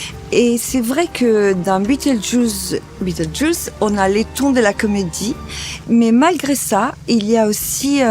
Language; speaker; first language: French; non-native, fluent; Italian